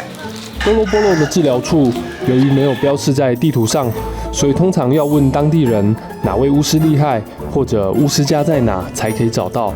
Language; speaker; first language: Chinese; native; Chinese